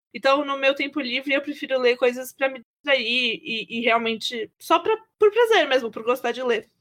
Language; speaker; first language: Portuguese; early bilingual, other home language; Spanish